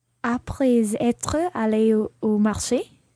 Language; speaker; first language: French; non-native, learner; English